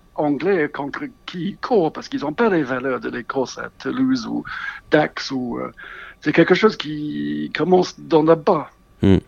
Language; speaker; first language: French; non-native, fluent; English